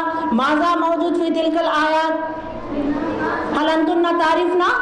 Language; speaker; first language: Arabic; non-native, learner; Urdu